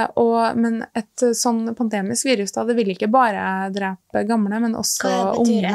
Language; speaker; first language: Norwegian; native; Norwegian